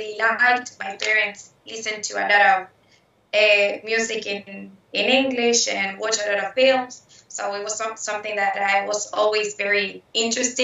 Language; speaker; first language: English; non-native, fluent; Spanish